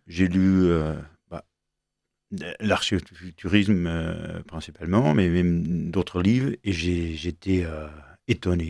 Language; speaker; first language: French; non-native, fluent; Portuguese